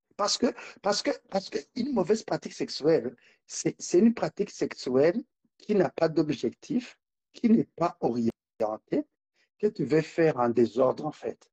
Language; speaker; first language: French; non-native, local second language; Rundi